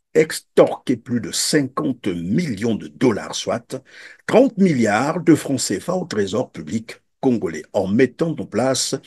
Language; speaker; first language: French; non-native, local second language; Lingala